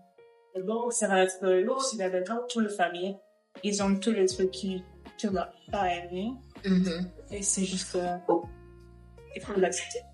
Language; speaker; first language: French; non-native, fluent; German